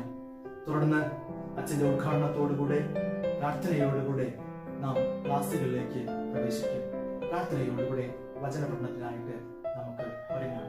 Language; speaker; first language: Malayalam; native; Malayalam